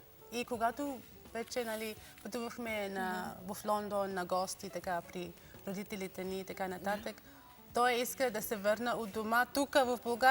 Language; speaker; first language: Bulgarian; non-native, learner; English